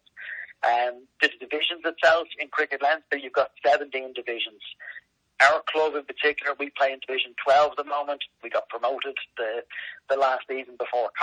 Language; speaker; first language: English; native; English